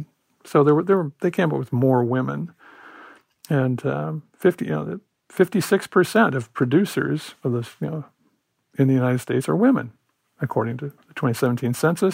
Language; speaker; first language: English; native; English